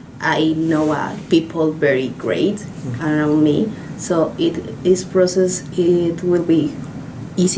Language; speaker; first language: English; non-native, learner; Spanish